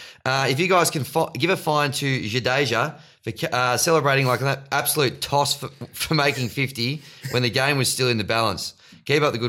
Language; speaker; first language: English; native; English